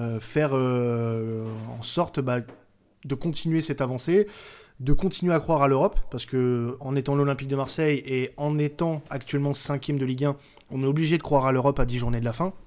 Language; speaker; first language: French; native; French